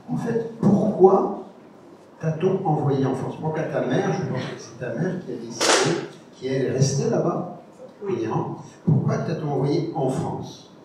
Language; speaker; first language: French; native; French